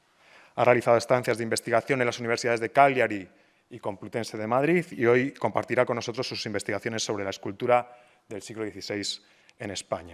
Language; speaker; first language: Spanish; native; Spanish